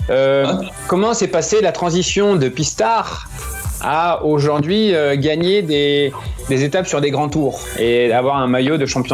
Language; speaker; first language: French; native; French